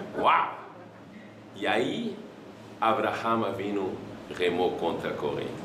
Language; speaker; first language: Portuguese; non-native, fluent; French